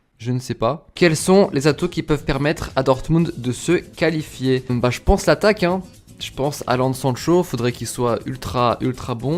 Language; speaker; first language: French; native; French